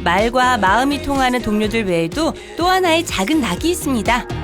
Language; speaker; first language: Korean; native; Korean